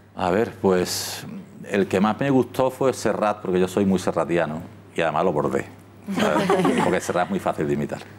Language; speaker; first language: Spanish; native; Spanish